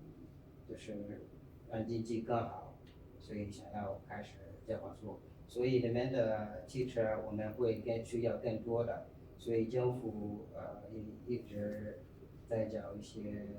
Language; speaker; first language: Chinese; non-native, fluent; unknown